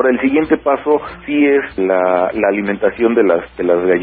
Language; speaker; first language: Spanish; native; Spanish